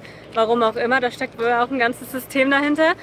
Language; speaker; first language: German; native; German